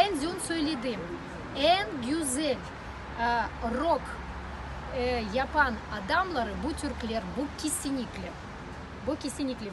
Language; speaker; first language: Turkish; non-native, learner; Russian